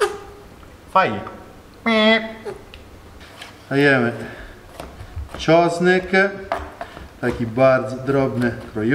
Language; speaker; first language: Polish; non-native, learner; Italian